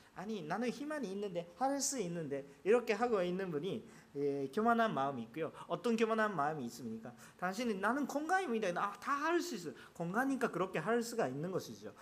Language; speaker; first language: Korean; non-native, fluent; Japanese